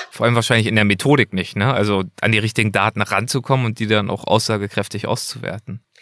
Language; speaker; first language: German; native; German